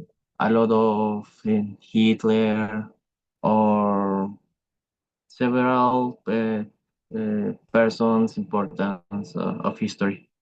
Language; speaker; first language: English; non-native, learner; Spanish